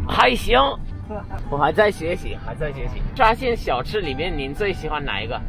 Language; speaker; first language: Chinese; non-native, fluent; English